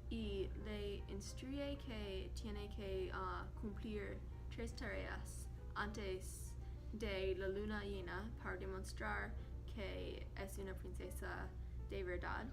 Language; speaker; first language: Spanish; non-native, learner; English